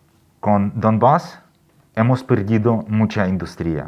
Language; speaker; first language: Spanish; non-native, fluent; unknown